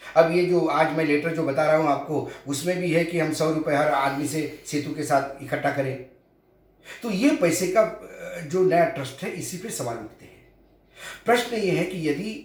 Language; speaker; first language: Hindi; non-native, local second language; Marathi